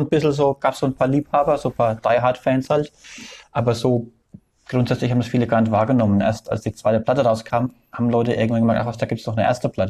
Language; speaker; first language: German; native; German